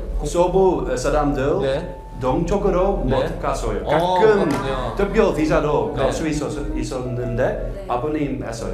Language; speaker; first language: Korean; non-native, learner; Dutch